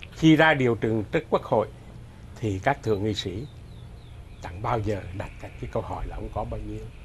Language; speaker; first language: Vietnamese; native; Vietnamese